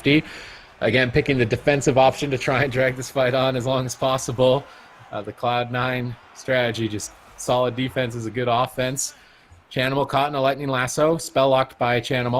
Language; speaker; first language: English; native; English